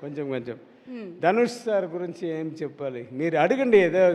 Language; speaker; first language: Telugu; non-native, learner; Tamil